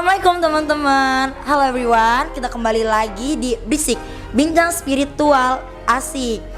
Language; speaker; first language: Indonesian; native; Indonesian